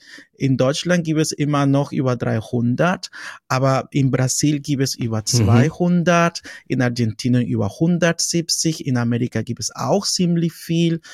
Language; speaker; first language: German; non-native, fluent; Spanish